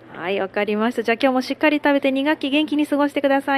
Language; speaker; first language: Japanese; native; Japanese